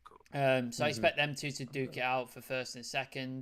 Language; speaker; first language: English; native; English